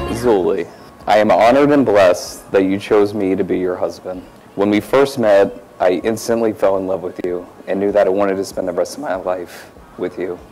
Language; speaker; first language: English; native; English